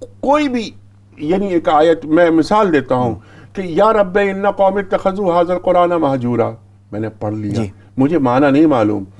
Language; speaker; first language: Urdu; native; Urdu